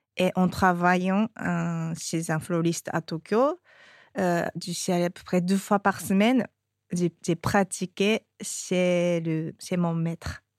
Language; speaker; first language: French; non-native, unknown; Japanese